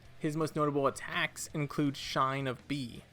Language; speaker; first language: English; native; English